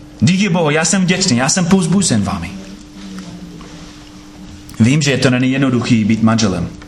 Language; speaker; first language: Czech; non-native, fluent; English